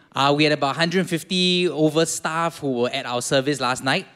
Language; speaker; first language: English; native; English